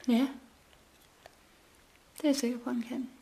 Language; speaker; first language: Danish; native; Danish